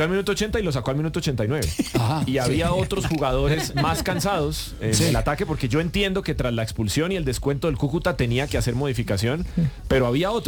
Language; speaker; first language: Spanish; native; Spanish